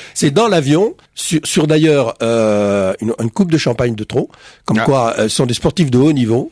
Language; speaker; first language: French; native; French